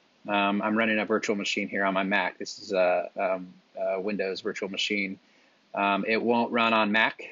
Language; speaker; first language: English; native; English